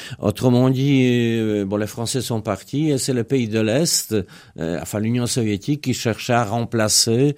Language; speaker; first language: French; non-native, fluent; Polish